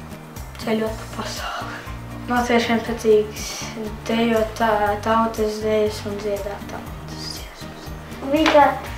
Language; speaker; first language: Latvian; early bilingual, heritage; Latvian